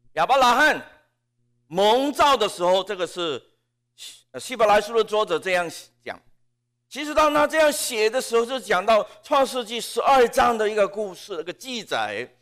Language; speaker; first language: Chinese; non-native, local second language; Cantonese